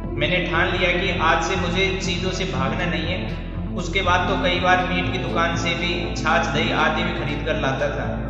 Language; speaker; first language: Hindi; native; Hindi